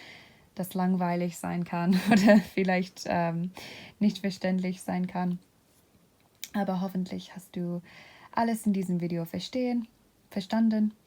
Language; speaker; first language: German; non-native, fluent; English